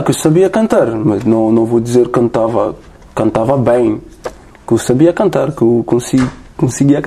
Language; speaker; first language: Portuguese; non-native, learner; French